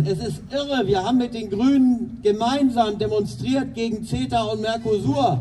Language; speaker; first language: German; native; German